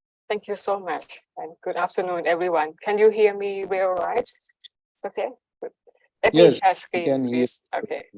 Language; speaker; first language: English; non-native, fluent; Thai